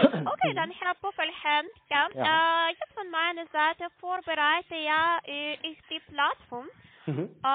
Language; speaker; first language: German; non-native, learner; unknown